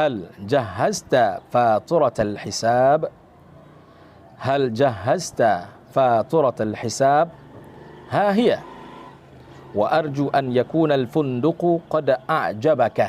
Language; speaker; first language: Arabic; non-native, fluent; Indonesian